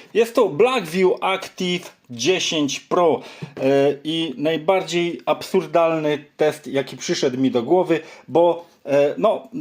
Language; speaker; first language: Polish; native; Polish